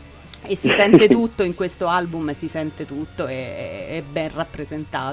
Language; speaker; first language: Italian; native; Italian